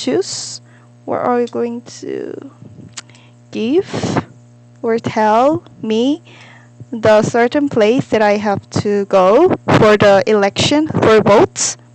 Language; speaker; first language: English; non-native, learner; Korean